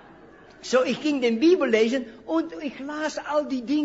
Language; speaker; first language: German; non-native, fluent; Dutch